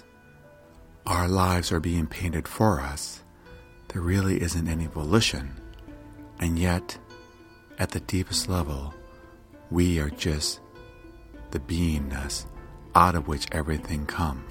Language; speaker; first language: English; native; English